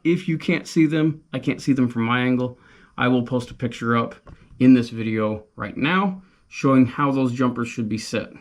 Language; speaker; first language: English; native; English